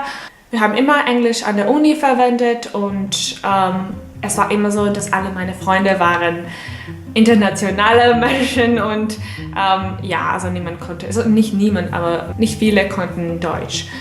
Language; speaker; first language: German; non-native, fluent; Serbian